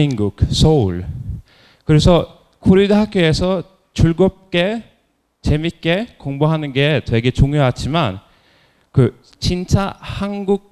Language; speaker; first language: Korean; non-native, fluent; Norwegian